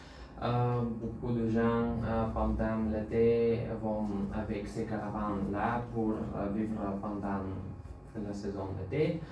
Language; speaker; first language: French; non-native, learner; Bulgarian